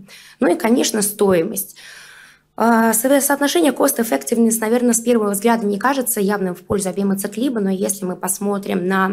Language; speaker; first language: Russian; native; Russian